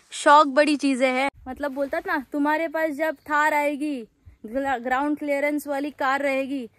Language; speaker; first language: Hindi; non-native, local second language; Marathi